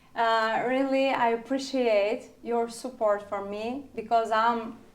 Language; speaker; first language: English; non-native, learner; Albanian